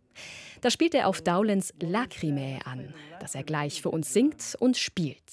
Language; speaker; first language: German; native; German